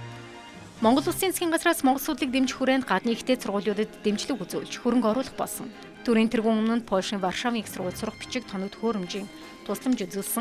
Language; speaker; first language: Mongolian; native; Mongolian